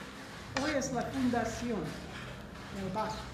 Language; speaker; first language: Spanish; non-native, learner; English